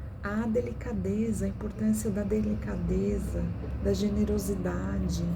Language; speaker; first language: Portuguese; native; Portuguese